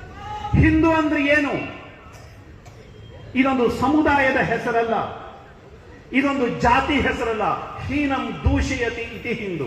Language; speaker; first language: Kannada; native; Kannada